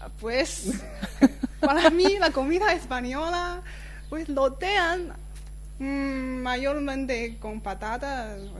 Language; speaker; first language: Spanish; non-native, fluent; Chinese